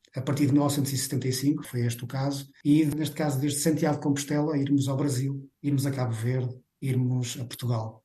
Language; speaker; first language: Portuguese; native; Portuguese